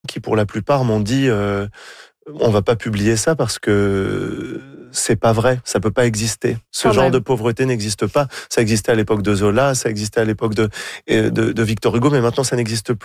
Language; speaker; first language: French; native; French